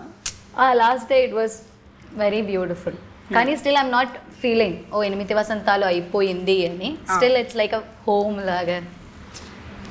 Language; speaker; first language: Telugu; non-native, learner; Malayalam